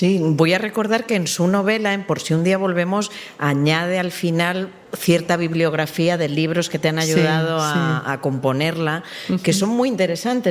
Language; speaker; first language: Spanish; native; Spanish